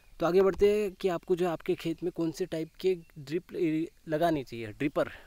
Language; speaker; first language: Hindi; non-native, local second language; Marathi